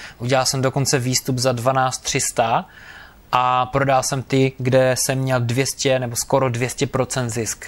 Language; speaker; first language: Czech; native; Czech